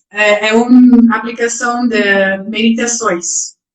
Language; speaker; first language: Portuguese; non-native, learner; Dutch